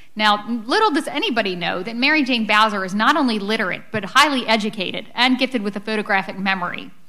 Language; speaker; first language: English; native; English